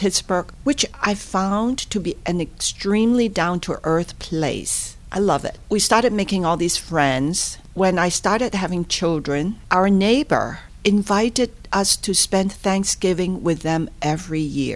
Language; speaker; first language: English; non-native, local second language; Cantonese